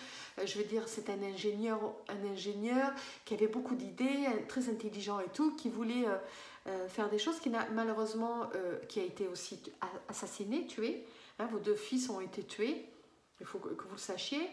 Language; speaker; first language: French; native; French